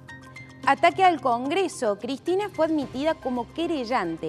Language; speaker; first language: Spanish; native; Spanish